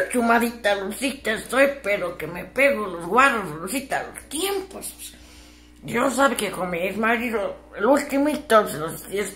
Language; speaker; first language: Spanish; native; Spanish